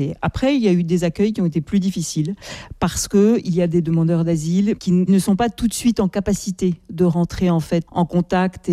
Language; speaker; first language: French; native; French